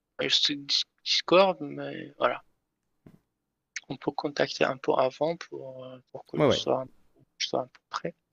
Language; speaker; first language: French; non-native, learner; Persian